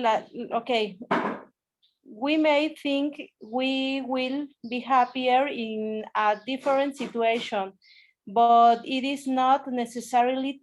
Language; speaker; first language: English; non-native, learner; Spanish